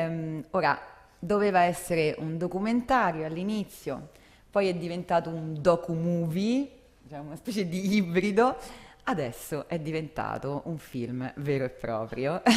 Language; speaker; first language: Italian; native; Italian